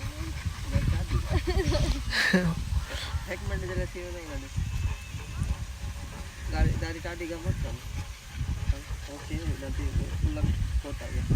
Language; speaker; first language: Indonesian; non-native, learner; Urdu